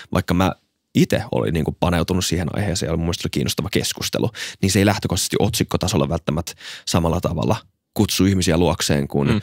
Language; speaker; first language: Finnish; native; Finnish